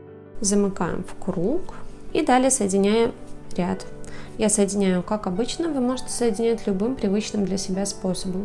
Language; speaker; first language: Russian; native; Russian